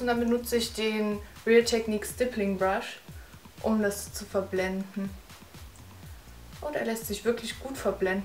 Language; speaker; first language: German; native; German